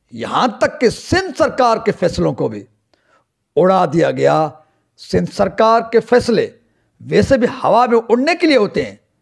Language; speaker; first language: Urdu; non-native, local second language; Sindhi